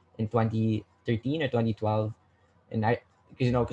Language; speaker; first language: English; non-native, local second language; Filipino